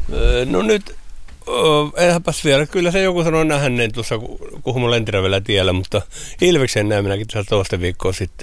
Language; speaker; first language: Finnish; native; Finnish